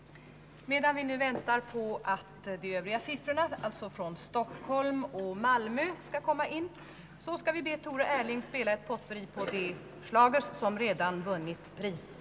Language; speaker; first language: Swedish; native; Swedish